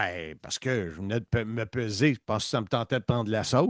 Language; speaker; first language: French; native; French